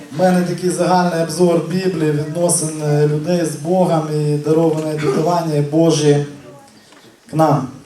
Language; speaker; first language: Ukrainian; non-native, local second language; Russian